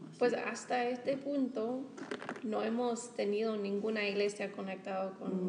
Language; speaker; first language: Spanish; non-native, fluent; English